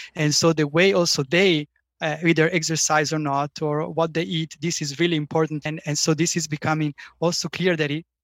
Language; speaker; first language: English; non-native, fluent; Italian